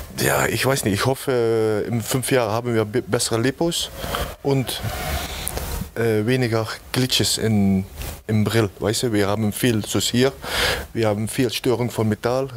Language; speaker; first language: German; non-native, learner; Dutch